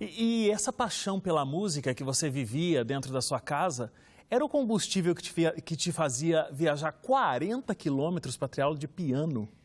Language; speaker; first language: Portuguese; native; Portuguese